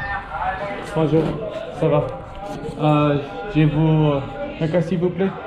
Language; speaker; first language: French; non-native, learner; English